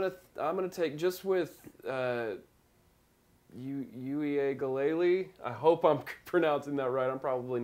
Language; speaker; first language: English; native; English